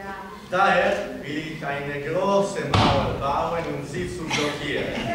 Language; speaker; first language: German; non-native, learner; Italian